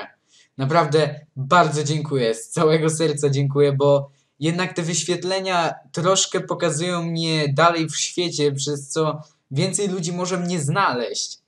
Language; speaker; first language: Polish; native; Polish